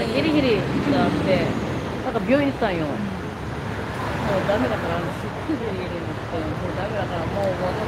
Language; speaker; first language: Japanese; non-native, fluent; Filipino